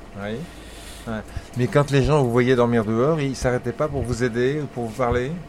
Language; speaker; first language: French; native; French